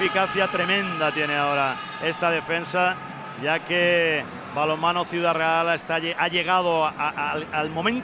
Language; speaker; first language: Spanish; native; Spanish